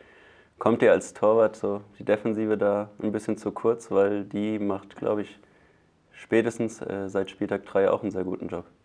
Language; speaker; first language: German; native; German